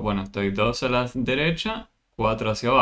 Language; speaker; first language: Spanish; native; Spanish